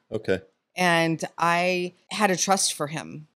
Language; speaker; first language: English; native; English